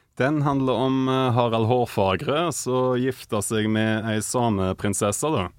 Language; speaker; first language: Norwegian; early bilingual, other home language; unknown